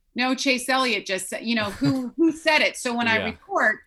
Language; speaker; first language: English; native; English